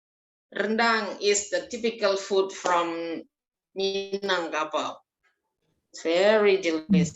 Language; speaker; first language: English; non-native, fluent; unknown